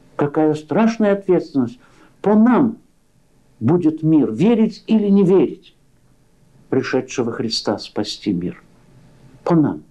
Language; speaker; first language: Russian; early bilingual, heritage; Russian